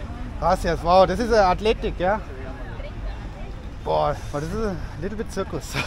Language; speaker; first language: German; native; German